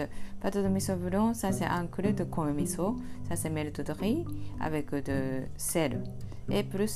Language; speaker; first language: French; non-native, learner; Japanese